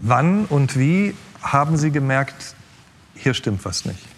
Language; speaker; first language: German; native; German